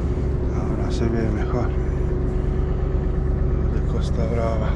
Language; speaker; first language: Spanish; non-native, local second language; Catalan